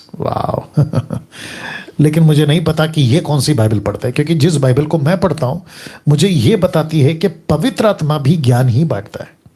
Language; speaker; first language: Hindi; native; Hindi